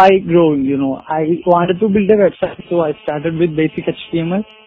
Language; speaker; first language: English; non-native, local second language; Malayalam